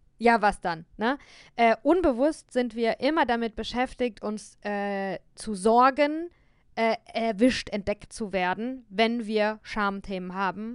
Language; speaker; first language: German; native; German